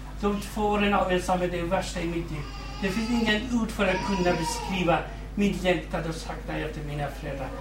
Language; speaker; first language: Swedish; non-native, fluent; Kurdish